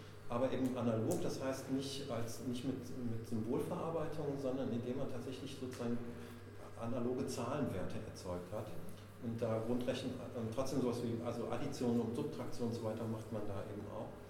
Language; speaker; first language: German; native; German